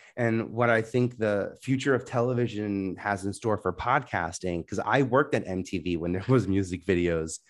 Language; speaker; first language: English; native; English